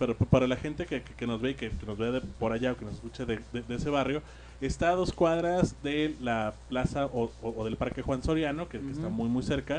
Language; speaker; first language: Spanish; native; Spanish